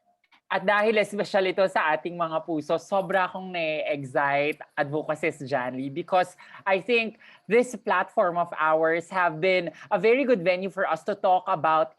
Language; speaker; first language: Filipino; native; Filipino